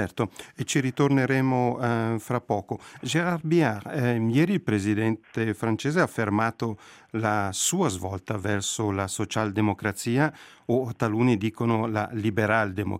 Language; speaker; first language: Italian; native; Italian